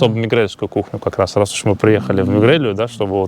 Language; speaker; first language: Russian; native; Russian